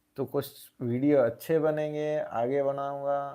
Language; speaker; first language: Hindi; non-native, local second language; Gujarati